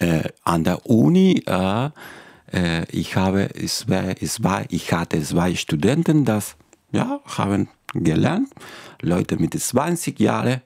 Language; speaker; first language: German; non-native, fluent; Spanish